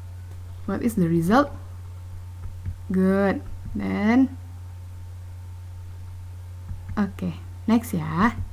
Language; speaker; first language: English; non-native, learner; Indonesian